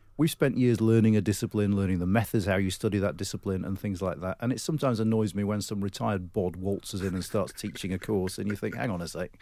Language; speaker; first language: English; native; English